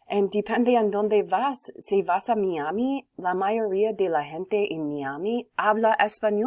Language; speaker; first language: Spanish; non-native, learner; English